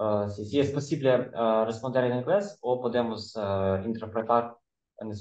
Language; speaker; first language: Spanish; non-native, fluent; Ukrainian